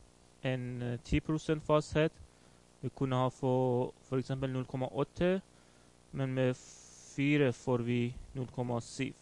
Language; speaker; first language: Norwegian; non-native, learner; Persian